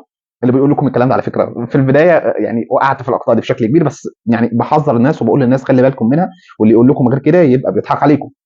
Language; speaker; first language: Arabic; native; Arabic